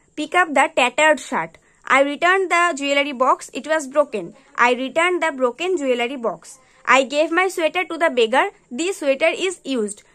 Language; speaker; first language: English; non-native, local second language; Bangla